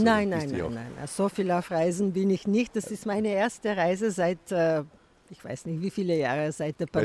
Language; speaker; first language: German; non-native, fluent; Bulgarian